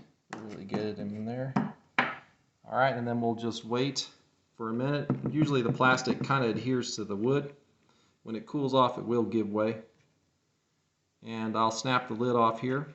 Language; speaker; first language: English; native; English